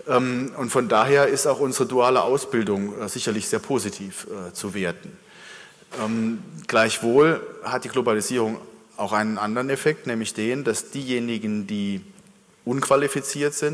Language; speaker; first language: German; native; German